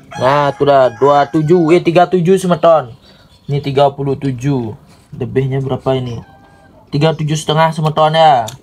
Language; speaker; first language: Indonesian; non-native, local second language; Balinese